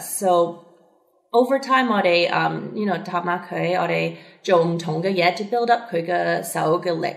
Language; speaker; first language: Cantonese; early bilingual, heritage; Cantonese